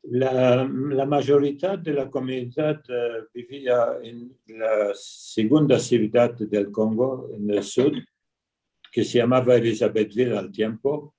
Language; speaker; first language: Spanish; early bilingual, heritage; Ladino